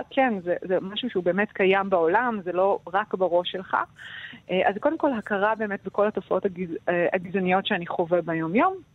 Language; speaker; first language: Hebrew; native; Hebrew